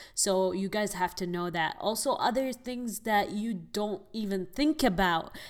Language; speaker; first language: English; non-native, fluent; Arabic